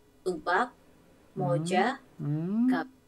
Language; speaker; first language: Korean; non-native, learner; Indonesian